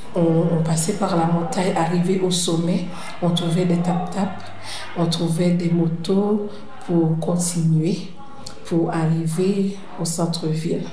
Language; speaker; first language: French; non-native, local second language; Haitian Creole